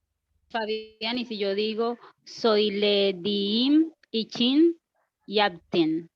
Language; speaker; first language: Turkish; non-native, learner; Spanish